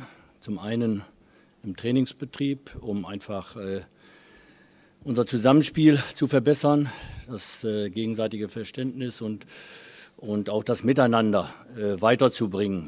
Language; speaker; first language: German; native; German